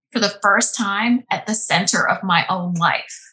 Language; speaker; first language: English; native; English